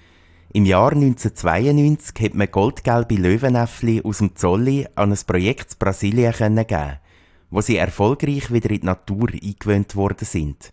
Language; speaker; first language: German; native; German